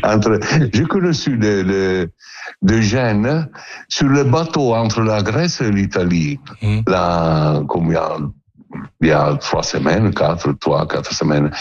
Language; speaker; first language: French; non-native, learner; Italian